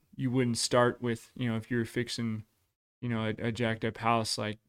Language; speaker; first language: English; native; English